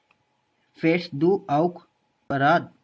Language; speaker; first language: German; non-native, learner; Hindi